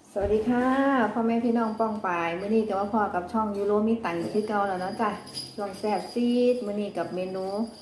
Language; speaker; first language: Thai; native; Thai